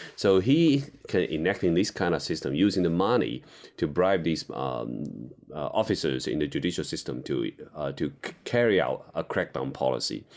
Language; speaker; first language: English; non-native, fluent; Chinese